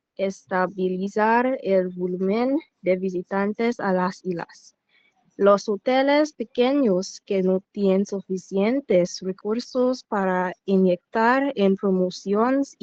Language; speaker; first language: Spanish; non-native, learner; English